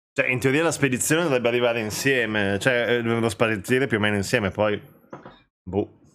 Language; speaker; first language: Italian; native; Italian